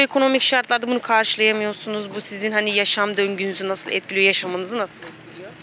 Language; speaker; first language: Turkish; native; Turkish